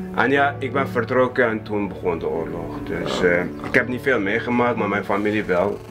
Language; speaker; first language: Dutch; non-native, fluent; Kurdish